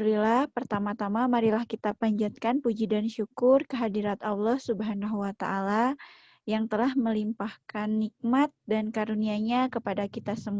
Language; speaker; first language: Indonesian; native; Indonesian